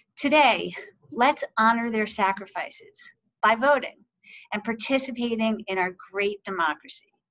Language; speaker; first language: English; native; English